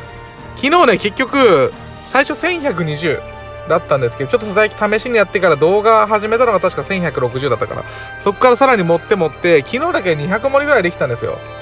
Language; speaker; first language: Japanese; native; Japanese